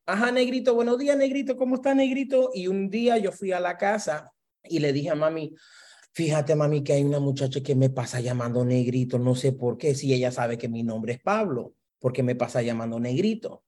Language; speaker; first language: Spanish; early bilingual, heritage; Spanish